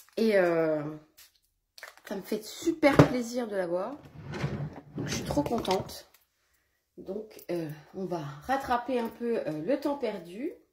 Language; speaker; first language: French; early bilingual, other home language; Portuguese